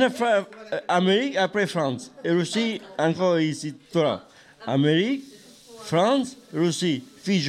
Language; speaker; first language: French; non-native, learner; Albanian